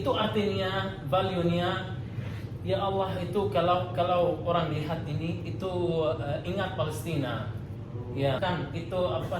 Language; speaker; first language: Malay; non-native, learner; Arabic